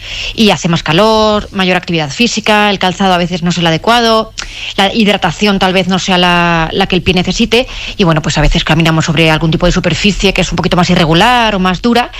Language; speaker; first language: Spanish; native; Spanish